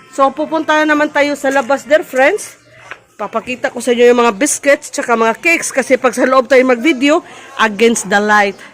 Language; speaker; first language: Filipino; non-native, local second language; Cebuano